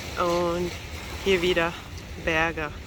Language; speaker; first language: German; non-native, fluent; Finnish